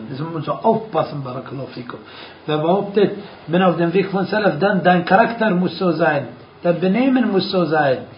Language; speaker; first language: German; non-native, fluent; Arabic